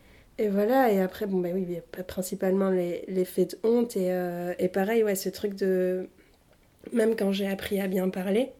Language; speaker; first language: French; early bilingual, other home language; Arabic